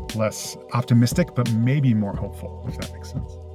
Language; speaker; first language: English; early bilingual, other home language; Japanese